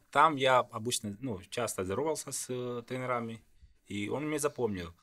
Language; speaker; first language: Russian; non-native, fluent; French